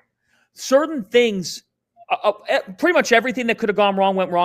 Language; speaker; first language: English; native; English